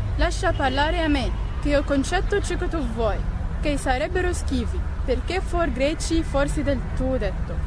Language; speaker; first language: Italian; non-native, learner; Arabic